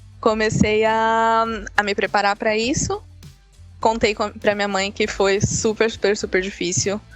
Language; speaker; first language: Portuguese; native; Portuguese